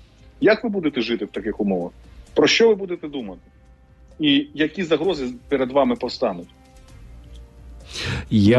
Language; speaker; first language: Ukrainian; native; Ukrainian